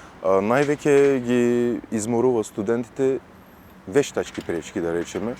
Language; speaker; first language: Macedonian; non-native, fluent; Turkish